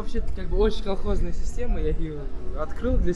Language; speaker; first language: Russian; native; Russian